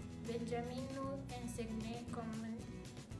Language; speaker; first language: French; non-native, learner; Spanish